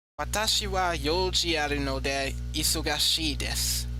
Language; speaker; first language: Japanese; non-native, learner; English